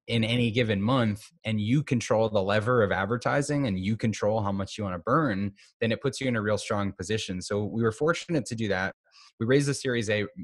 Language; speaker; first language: English; native; English